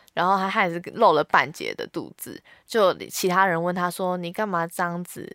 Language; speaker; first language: Chinese; native; Chinese